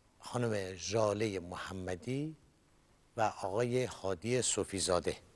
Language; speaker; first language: Persian; non-native, local second language; Kurdish